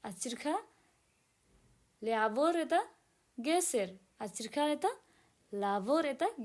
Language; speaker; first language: Hebrew; non-native, learner; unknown